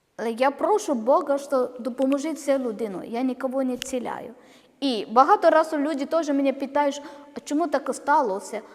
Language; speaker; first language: Ukrainian; non-native, learner; Malayalam